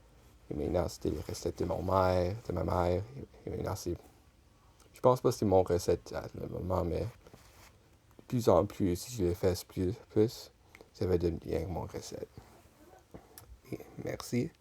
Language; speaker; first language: French; non-native, local second language; English